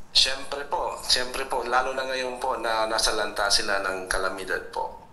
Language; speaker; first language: Filipino; non-native, local second language; Bikol